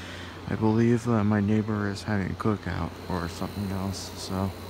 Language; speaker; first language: English; native; English